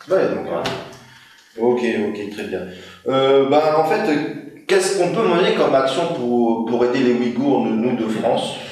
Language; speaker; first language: French; native; French